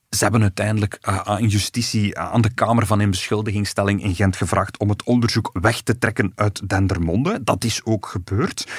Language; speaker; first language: Dutch; native; Dutch